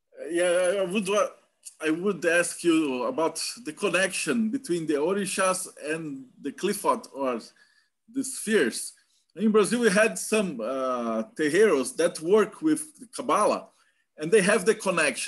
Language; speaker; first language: English; non-native, fluent; Portuguese